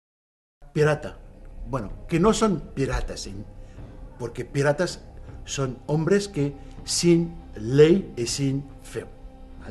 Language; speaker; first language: Spanish; non-native, fluent; Arabic